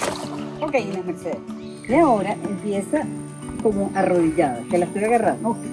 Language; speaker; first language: Spanish; native; Spanish